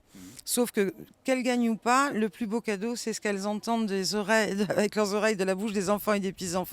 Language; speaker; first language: French; native; French